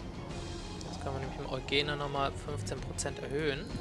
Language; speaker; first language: German; native; German